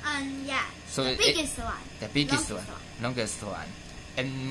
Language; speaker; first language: English; non-native, learner; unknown